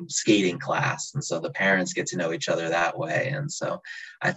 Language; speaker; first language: English; native; English